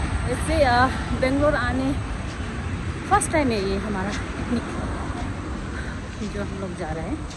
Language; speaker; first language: Hindi; non-native, local second language; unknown